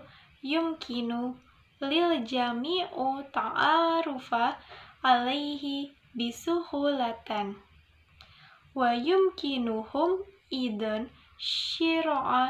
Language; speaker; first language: Arabic; non-native, learner; Indonesian